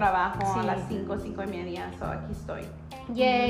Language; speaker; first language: Spanish; early bilingual, heritage; Spanish